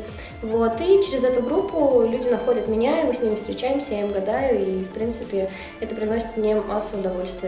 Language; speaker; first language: Russian; native; Russian